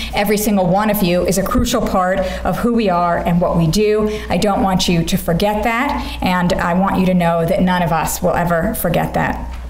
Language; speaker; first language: English; native; English